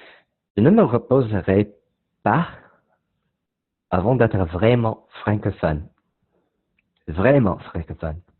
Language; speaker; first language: French; non-native, learner; English